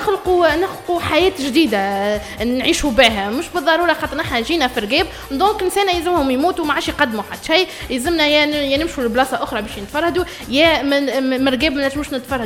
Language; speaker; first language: Arabic; native; Arabic